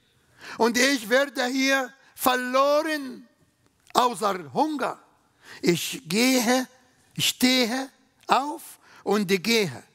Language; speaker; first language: German; non-native, fluent; Arabic